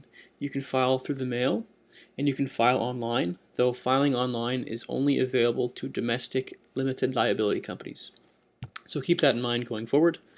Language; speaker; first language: English; native; English